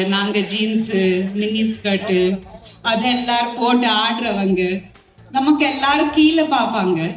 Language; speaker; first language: Tamil; non-native, fluent; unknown